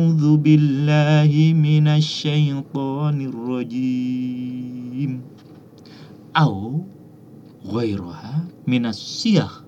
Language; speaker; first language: Arabic; non-native, fluent; Indonesian